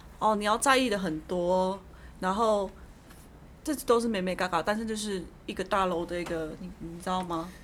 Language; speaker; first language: Chinese; early bilingual, heritage; Chinese